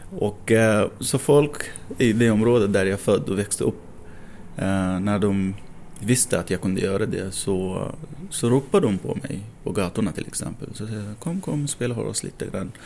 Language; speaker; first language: Swedish; non-native, fluent; Arabic